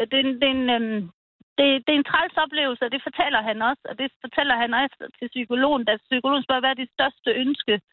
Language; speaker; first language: Danish; early bilingual, other home language; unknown